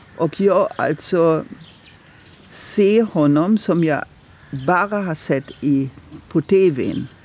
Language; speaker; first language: Swedish; non-native, fluent; German